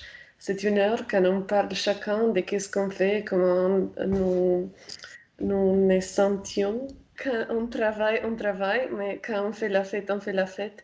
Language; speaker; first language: French; non-native, fluent; Romanian